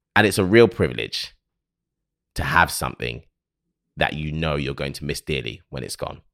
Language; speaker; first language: English; native; English